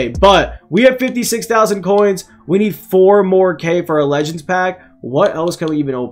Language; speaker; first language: English; native; English